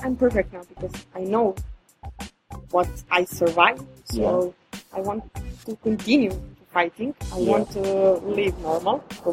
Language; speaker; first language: English; non-native, fluent; Serbian